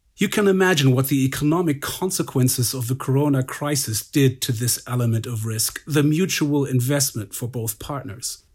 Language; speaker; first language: English; non-native, fluent; German